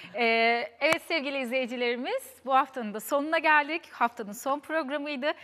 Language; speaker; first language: Turkish; early bilingual, heritage; Turkish